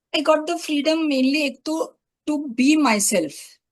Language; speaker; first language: English; non-native, local second language; Hindi